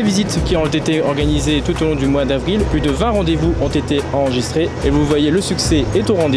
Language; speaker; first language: French; native; French